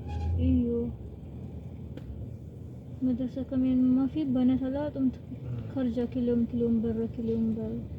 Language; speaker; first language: Arabic; non-native, learner; Amharic